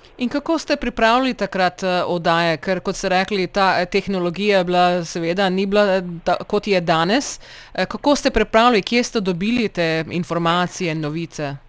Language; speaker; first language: Slovenian; early bilingual, heritage; Slovenian